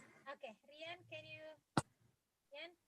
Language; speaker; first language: English; non-native, fluent; Indonesian